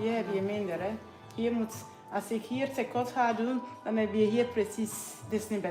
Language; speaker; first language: Dutch; non-native, fluent; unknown